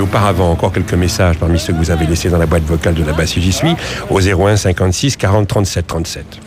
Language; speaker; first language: French; native; French